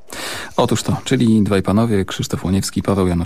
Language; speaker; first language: Polish; native; Polish